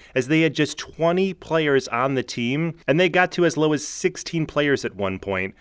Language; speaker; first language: English; native; English